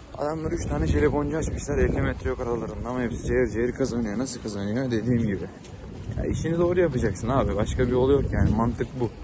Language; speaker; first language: Turkish; native; Turkish